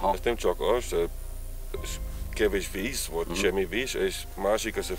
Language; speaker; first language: Hungarian; non-native, learner; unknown